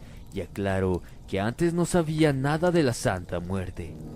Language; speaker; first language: Spanish; native; Spanish